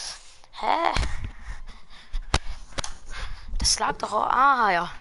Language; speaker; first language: German; native; German